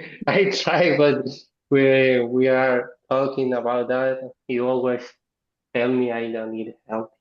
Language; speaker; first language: English; non-native, learner; Spanish